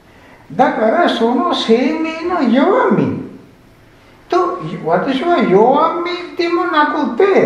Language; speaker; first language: Japanese; non-native, fluent; Sinhala